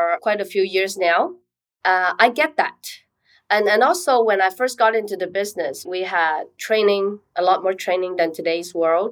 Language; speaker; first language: English; non-native, local second language; Cantonese